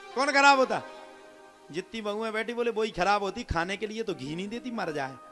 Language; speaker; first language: Hindi; native; Hindi